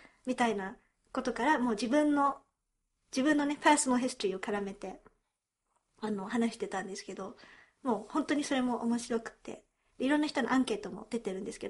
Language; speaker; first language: Japanese; early bilingual, heritage; Japanese